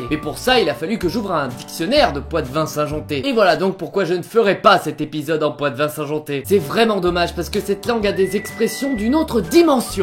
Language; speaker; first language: French; native; French